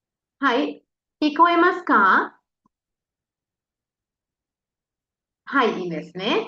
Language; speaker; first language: Japanese; non-native, fluent; Sinhala